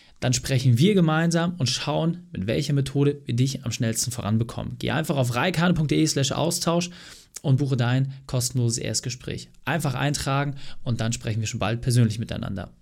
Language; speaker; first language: German; native; German